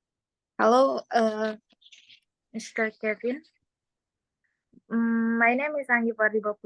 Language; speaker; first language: English; non-native, learner; Indonesian